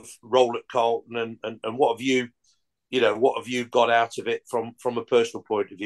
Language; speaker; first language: English; native; English